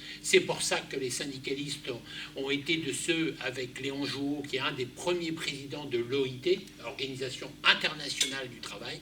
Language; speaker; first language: French; native; French